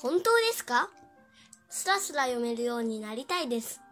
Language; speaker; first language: Japanese; non-native, learner; Chinese